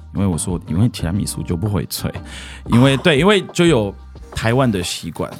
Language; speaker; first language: Chinese; non-native, fluent; French